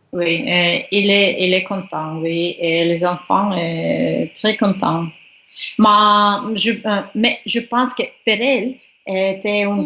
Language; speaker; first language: French; non-native, learner; Russian